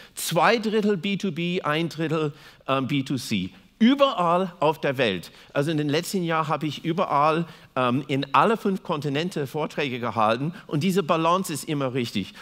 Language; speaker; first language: German; non-native, fluent; English